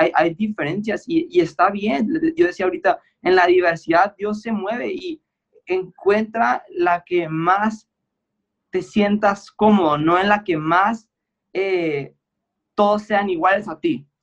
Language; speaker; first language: Spanish; native; Spanish